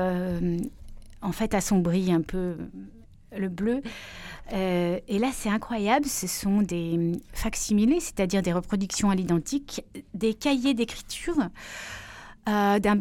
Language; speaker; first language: French; native; French